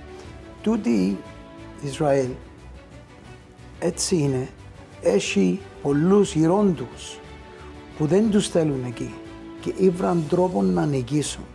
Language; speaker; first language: Greek; early bilingual, heritage; Greek